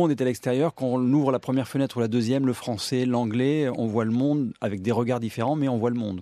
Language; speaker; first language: French; native; French